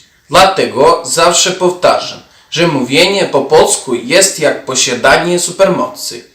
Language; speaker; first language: Polish; non-native, fluent; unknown